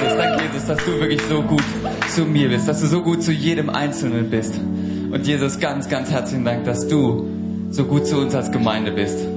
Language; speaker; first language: German; native; German